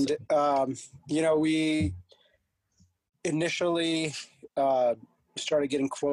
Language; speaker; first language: English; non-native, local second language; Punjabi